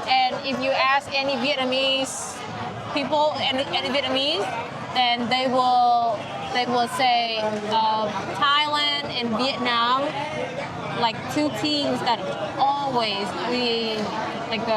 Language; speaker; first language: English; non-native, fluent; Vietnamese